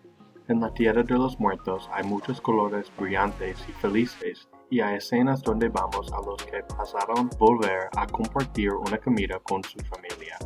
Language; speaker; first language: Spanish; non-native, learner; English